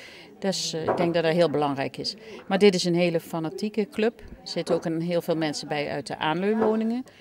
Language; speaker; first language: Dutch; native; Dutch